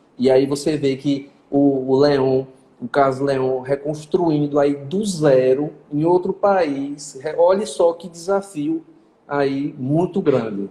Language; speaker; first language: Portuguese; native; Portuguese